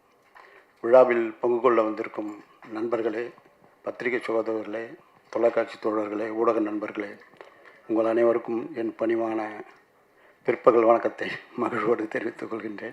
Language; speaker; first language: Tamil; native; Tamil